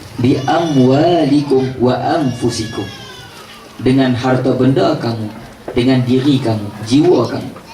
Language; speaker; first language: Malay; native; Malay